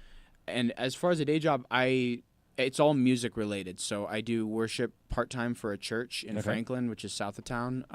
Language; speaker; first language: English; native; English